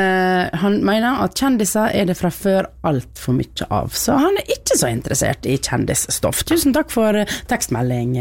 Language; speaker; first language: Norwegian; native; Norwegian